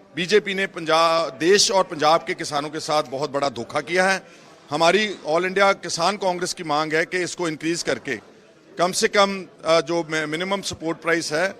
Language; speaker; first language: Hindi; non-native, local second language; Punjabi